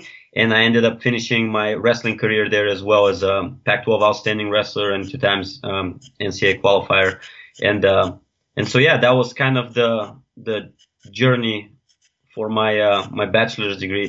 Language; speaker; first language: English; non-native, fluent; Bulgarian